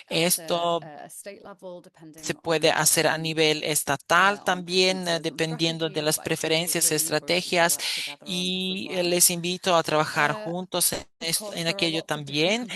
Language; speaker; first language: Spanish; non-native, fluent; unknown